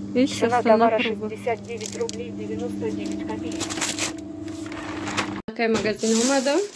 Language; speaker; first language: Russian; non-native, local second language; Tajik